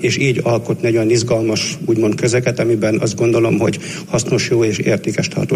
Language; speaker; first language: Hungarian; native; Hungarian